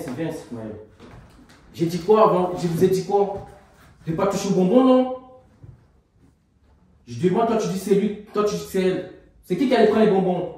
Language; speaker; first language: French; native; French